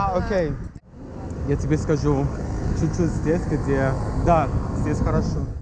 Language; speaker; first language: Russian; non-native, learner; English